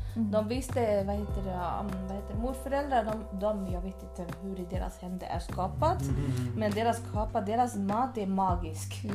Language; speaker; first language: Swedish; early bilingual, other home language; Spanish